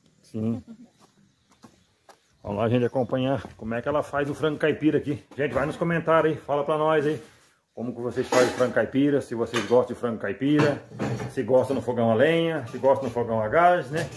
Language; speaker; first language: Portuguese; native; Portuguese